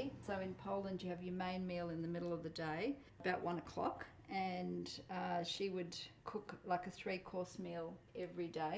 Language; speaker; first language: English; non-native, local second language; Polish